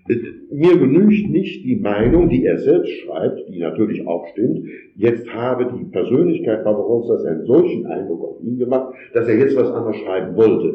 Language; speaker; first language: German; native; German